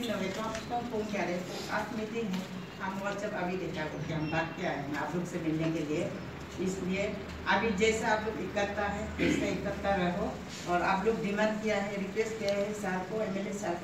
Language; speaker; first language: Hindi; non-native, local second language; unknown